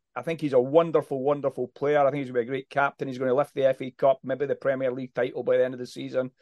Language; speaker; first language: English; native; English